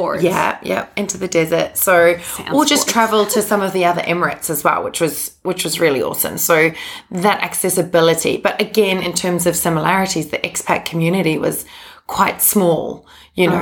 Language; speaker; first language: English; native; English